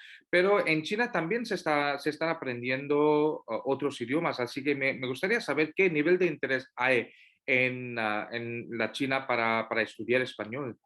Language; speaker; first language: Spanish; non-native, fluent; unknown